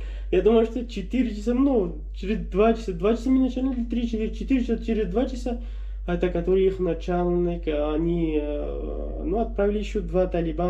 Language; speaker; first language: Russian; non-native, learner; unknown